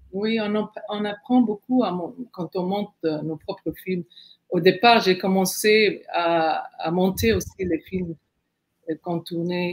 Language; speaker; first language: French; non-native, fluent; Arabic